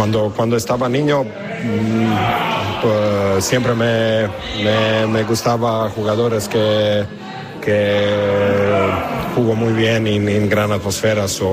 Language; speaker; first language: Spanish; non-native, learner; Croatian